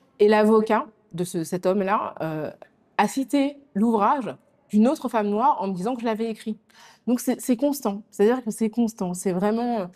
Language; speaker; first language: French; native; French